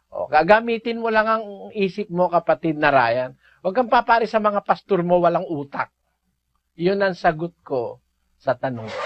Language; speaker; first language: Filipino; native; Filipino